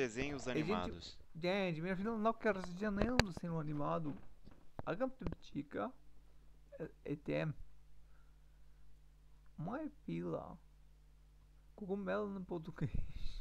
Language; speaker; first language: Portuguese; non-native, learner; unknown